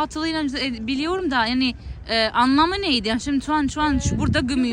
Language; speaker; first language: Turkish; non-native, fluent; Albanian